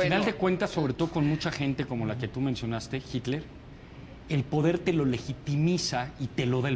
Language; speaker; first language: Spanish; native; Spanish